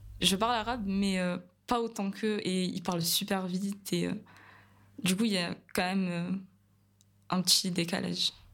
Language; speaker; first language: French; native; French